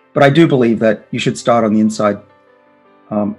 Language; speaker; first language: English; native; English